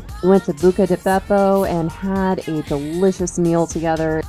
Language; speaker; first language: English; native; English